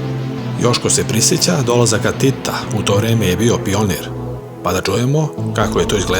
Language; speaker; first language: Serbian; native; Serbian